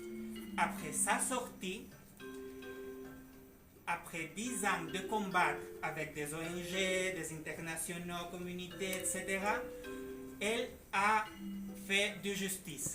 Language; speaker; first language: French; non-native, learner; Spanish